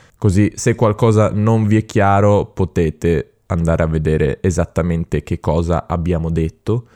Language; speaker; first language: Italian; native; Italian